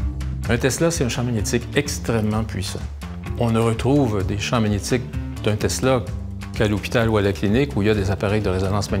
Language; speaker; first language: French; native; French